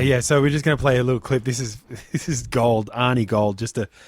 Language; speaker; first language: English; native; English